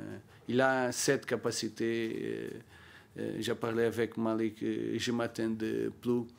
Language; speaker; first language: French; non-native, learner; Portuguese